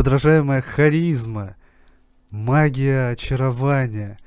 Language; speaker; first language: Russian; native; Russian